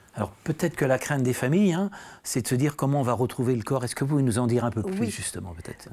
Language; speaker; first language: French; native; French